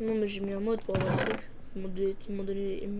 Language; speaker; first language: French; native; French